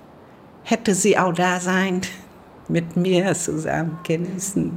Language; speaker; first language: German; non-native, learner; Vietnamese